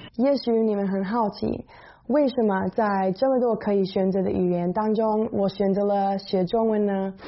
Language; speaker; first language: Chinese; non-native, fluent; English